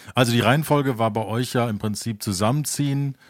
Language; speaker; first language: German; native; German